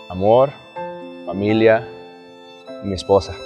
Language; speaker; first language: Spanish; early bilingual, other home language; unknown